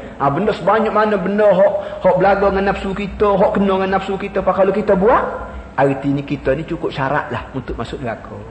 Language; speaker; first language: Malay; native; Malay